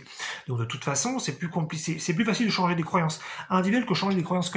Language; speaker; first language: French; native; French